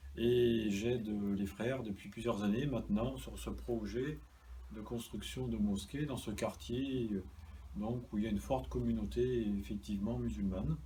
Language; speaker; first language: French; native; French